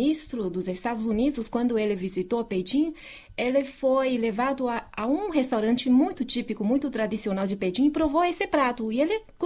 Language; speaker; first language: Portuguese; non-native, fluent; Chinese